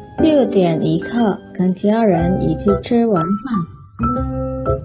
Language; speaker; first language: Chinese; non-native, learner; Indonesian